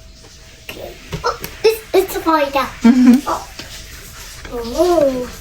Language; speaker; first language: English; non-native, learner; Vietnamese